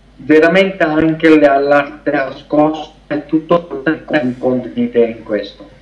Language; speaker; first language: Italian; non-native, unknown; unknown